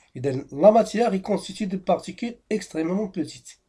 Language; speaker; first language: French; non-native, local second language; Arabic